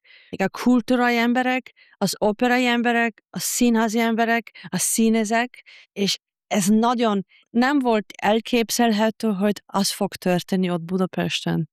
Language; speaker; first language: Hungarian; non-native, fluent; German